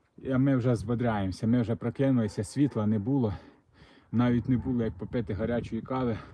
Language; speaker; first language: Ukrainian; non-native, local second language; Russian